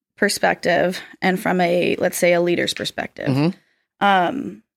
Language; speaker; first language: English; native; English